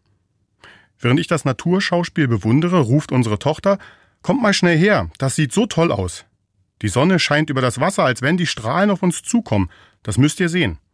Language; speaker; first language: German; native; German